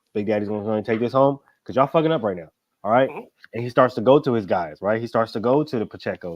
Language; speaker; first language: English; native; English